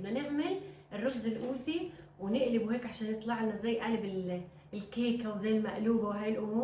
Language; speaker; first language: Arabic; native; Arabic